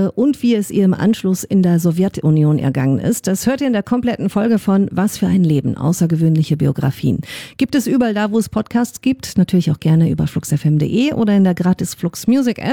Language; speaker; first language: German; native; German